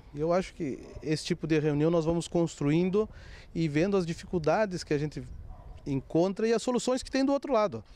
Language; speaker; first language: Portuguese; native; Portuguese